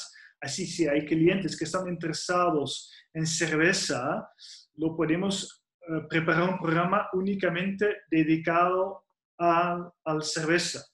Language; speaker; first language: Spanish; non-native, fluent; Dutch